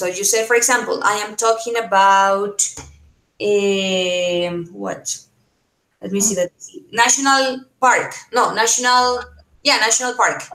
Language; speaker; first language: English; non-native, fluent; Spanish